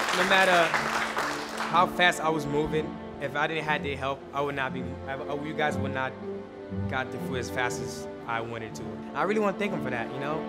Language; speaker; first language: English; non-native, fluent; Wolof